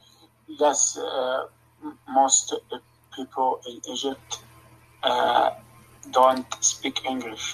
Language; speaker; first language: English; non-native, learner; Arabic